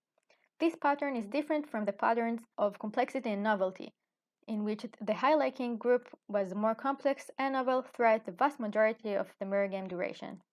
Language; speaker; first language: English; non-native, fluent; Hebrew